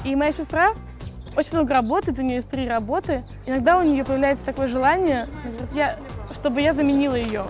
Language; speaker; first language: Russian; native; Russian